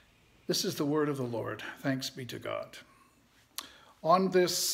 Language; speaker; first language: English; native; English